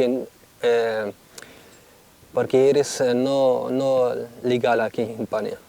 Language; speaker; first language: Spanish; non-native, learner; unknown